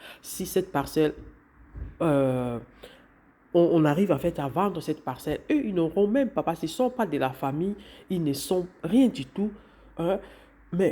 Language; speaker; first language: French; non-native, local second language; Lingala